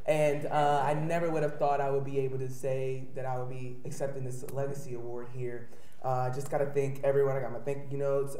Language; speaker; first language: English; native; English